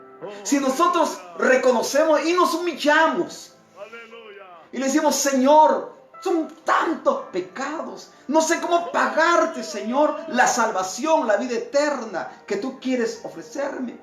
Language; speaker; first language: Spanish; native; Spanish